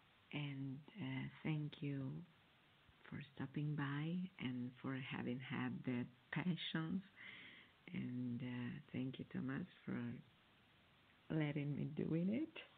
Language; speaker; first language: English; non-native, fluent; Italian